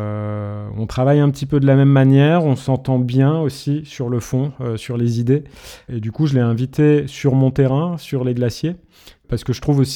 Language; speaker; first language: French; native; French